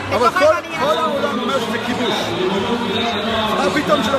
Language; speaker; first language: Hebrew; non-native, fluent; English